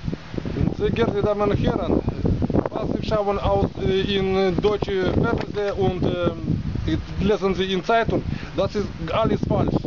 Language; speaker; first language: German; non-native, learner; Russian